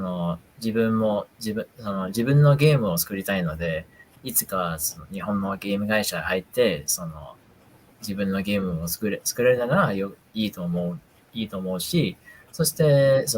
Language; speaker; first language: Japanese; non-native, fluent; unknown